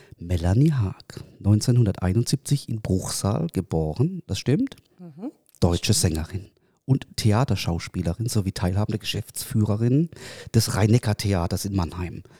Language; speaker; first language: German; native; German